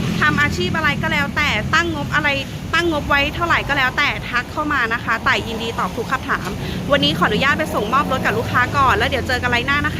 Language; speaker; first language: Thai; native; Thai